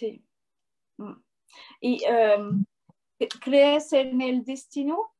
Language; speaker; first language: Spanish; non-native, fluent; French